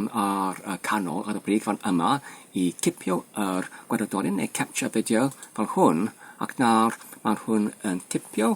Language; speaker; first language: Welsh; non-native, fluent; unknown